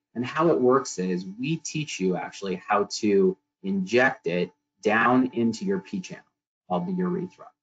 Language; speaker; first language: English; native; English